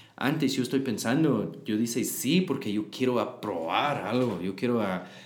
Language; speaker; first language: Spanish; non-native, learner; English